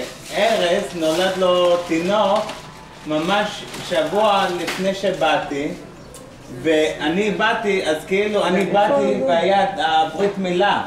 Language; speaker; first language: Hebrew; early bilingual, heritage; Hebrew